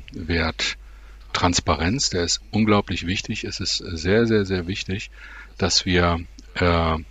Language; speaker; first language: German; native; German